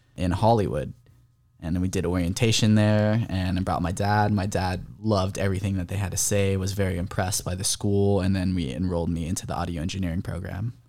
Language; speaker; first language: English; early bilingual, other home language; Filipino